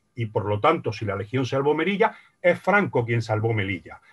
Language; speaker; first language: Spanish; native; Spanish